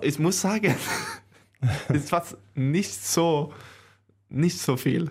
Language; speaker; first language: German; non-native, learner; Swedish